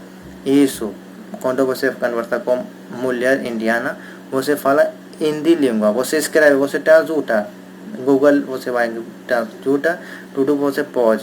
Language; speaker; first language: Portuguese; non-native, learner; Hindi